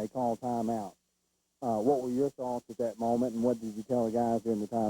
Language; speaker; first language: English; native; English